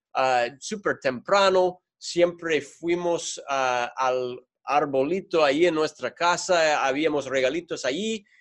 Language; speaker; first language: Spanish; non-native, fluent; English